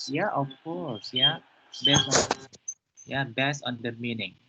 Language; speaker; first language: English; non-native, fluent; Indonesian